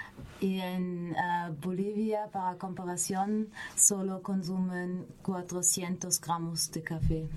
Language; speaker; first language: Spanish; non-native, learner; German